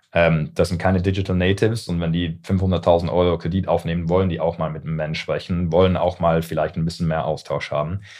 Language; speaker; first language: German; early bilingual, heritage; English